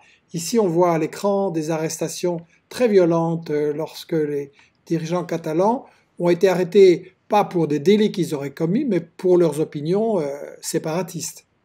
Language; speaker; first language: French; native; French